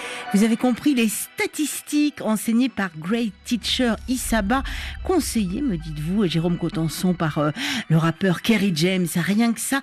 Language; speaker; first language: French; native; French